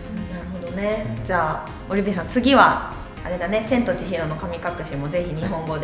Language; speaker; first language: Japanese; native; Japanese